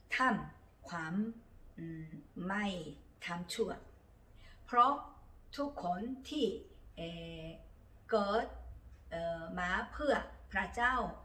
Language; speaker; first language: Thai; non-native, learner; Korean